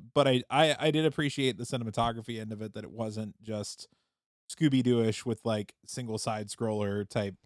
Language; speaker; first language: English; native; English